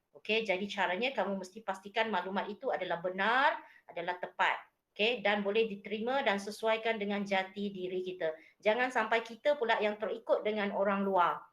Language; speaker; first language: Malay; native; Malay